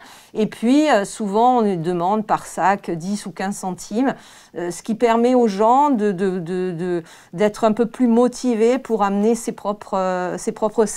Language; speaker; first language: French; native; French